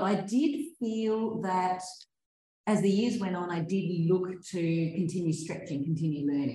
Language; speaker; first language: English; native; English